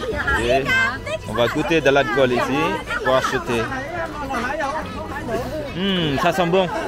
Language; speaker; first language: French; non-native, fluent; Vietnamese